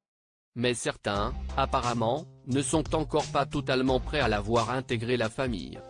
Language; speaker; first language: French; native; French